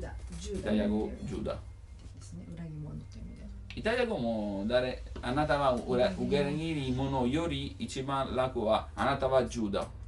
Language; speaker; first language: Japanese; non-native, learner; Italian